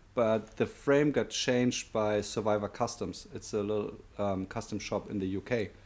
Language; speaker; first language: English; non-native, fluent; German